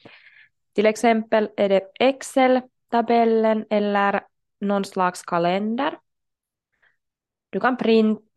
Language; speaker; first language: Swedish; non-native, local second language; Finnish